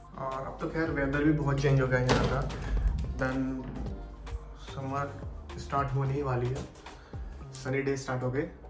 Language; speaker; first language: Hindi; non-native, local second language; Punjabi